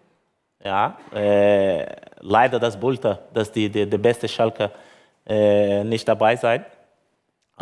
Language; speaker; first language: German; non-native, learner; Portuguese